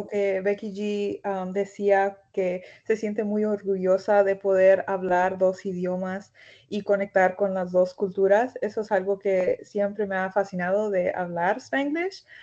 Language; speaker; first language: Spanish; early bilingual, heritage; Spanish